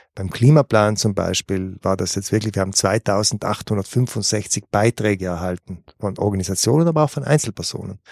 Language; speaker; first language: German; native; German